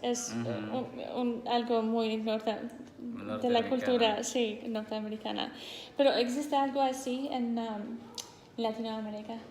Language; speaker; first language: Spanish; non-native, fluent; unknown